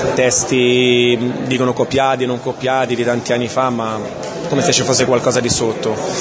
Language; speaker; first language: Italian; non-native, fluent; Portuguese